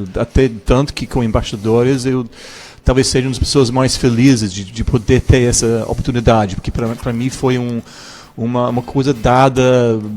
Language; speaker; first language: Portuguese; non-native, fluent; English